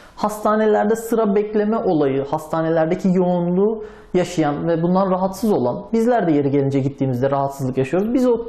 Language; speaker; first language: Turkish; native; Turkish